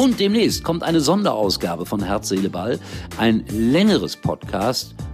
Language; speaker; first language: German; native; German